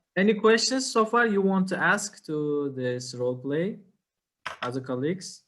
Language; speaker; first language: English; non-native, fluent; Uzbek